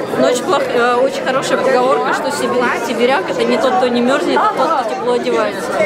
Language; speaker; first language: Russian; native; Russian